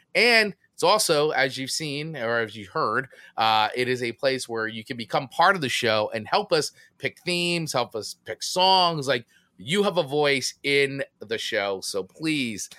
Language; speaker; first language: English; native; English